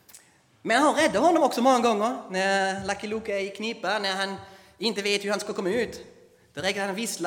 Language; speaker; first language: Swedish; non-native, fluent; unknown